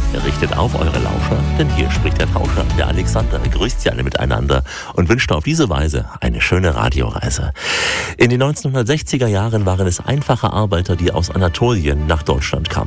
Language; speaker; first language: German; native; German